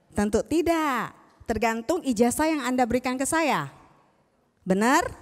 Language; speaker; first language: Indonesian; native; Indonesian